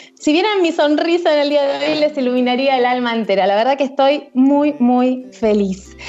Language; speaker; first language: Spanish; native; Spanish